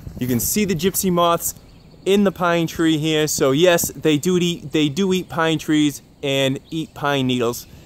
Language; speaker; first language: English; native; English